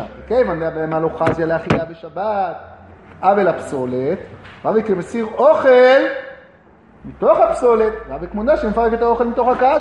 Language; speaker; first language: Hebrew; native; Hebrew